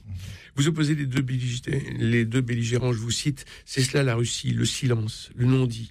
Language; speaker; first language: French; native; French